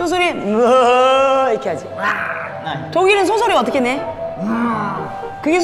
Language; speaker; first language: Korean; native; Korean